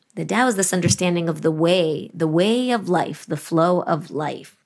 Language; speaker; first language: English; early bilingual, other home language; Russian